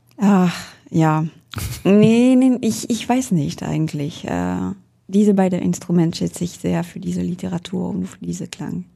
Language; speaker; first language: German; non-native, fluent; French